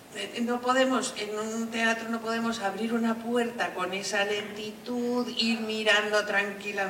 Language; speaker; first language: Spanish; native; Spanish